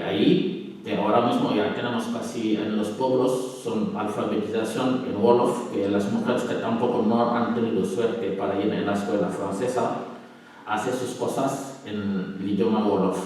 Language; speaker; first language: Spanish; non-native, learner; Wolof